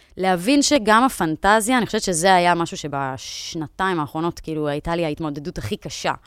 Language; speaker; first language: Hebrew; native; Hebrew